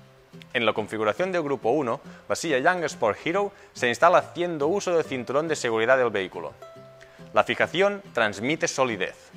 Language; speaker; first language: Spanish; native; Spanish